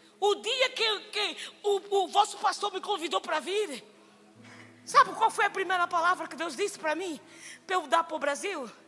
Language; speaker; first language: Portuguese; native; Portuguese